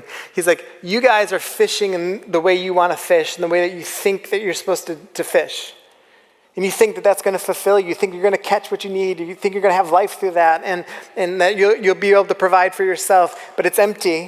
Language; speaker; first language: English; native; English